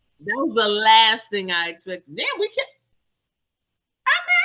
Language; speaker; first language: English; native; English